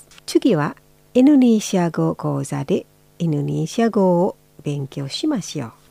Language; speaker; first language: Japanese; non-native, fluent; Indonesian